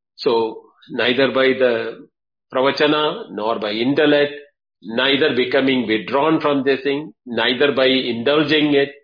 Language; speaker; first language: English; non-native, local second language; Tamil